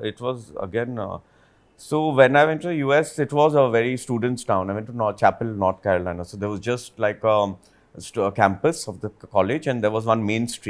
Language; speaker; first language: English; non-native, local second language; Hindi